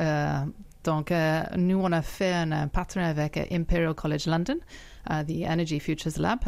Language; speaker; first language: French; non-native, fluent; English